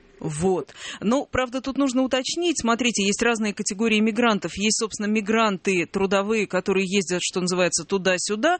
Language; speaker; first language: Russian; native; Russian